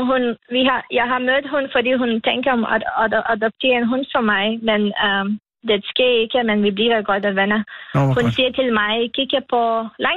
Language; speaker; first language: Danish; non-native, learner; Lithuanian